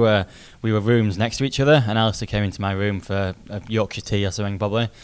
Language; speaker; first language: English; native; English